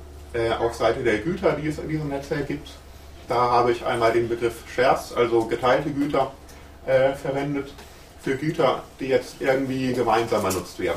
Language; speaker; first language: German; native; German